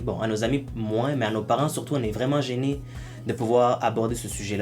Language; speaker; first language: French; native; French